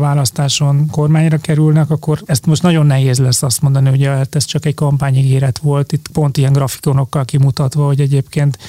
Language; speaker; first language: Hungarian; native; Hungarian